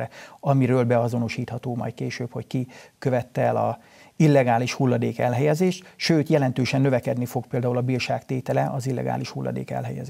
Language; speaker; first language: Hungarian; native; Hungarian